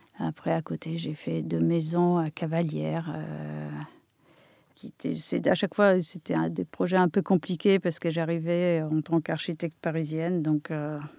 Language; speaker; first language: French; non-native, fluent; Polish